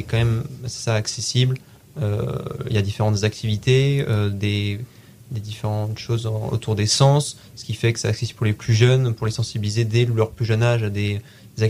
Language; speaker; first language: French; native; French